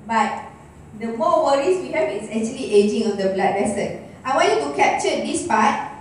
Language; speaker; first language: English; non-native, local second language; Malay